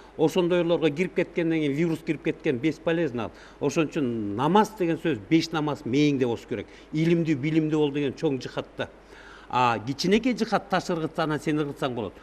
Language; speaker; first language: Kyrgyz; native; Kyrgyz